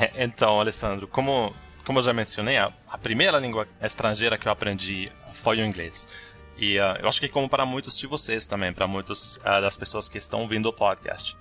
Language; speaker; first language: Portuguese; non-native, fluent; German